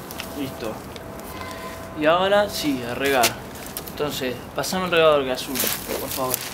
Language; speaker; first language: Spanish; native; Spanish